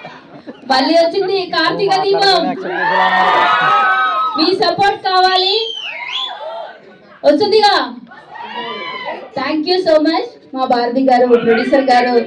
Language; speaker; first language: Telugu; non-native, fluent; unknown